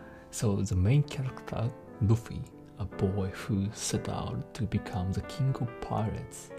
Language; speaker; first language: English; non-native, fluent; Japanese